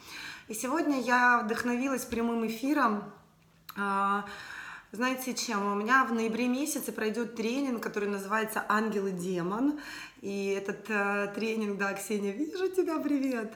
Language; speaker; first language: Russian; native; Russian